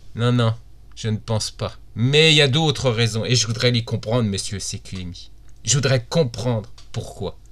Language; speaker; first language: French; native; French